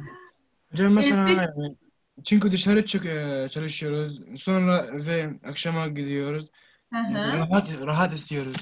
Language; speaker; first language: Turkish; non-native, learner; Arabic